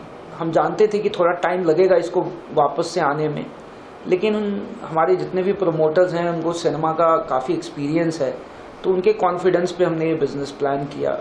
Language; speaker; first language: Hindi; native; Hindi